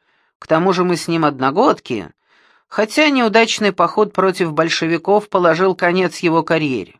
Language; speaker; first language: Russian; native; Russian